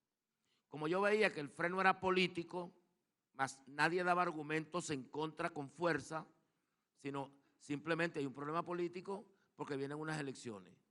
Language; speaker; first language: Spanish; native; Spanish